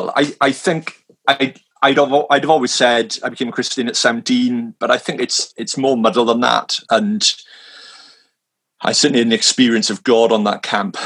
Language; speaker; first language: English; native; English